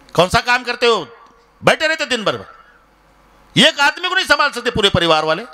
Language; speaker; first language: Hindi; non-native, local second language; Marathi